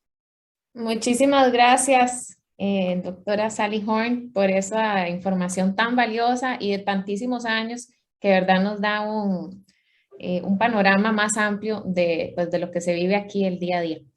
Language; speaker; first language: Spanish; native; Spanish